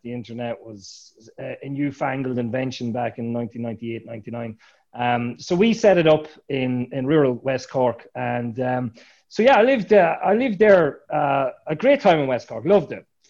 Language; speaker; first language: English; native; English